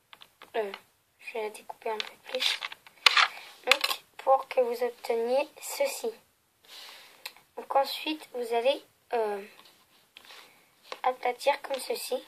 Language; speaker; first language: French; native; French